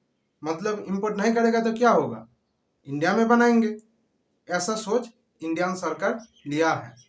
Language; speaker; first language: Hindi; non-native, local second language; Bangla